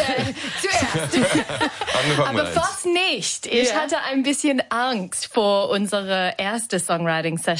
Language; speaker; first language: German; non-native, learner; English